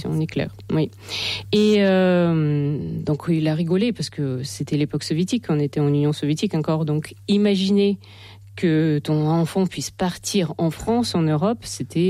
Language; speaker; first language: French; non-native, fluent; Russian